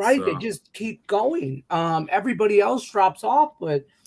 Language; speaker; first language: English; native; English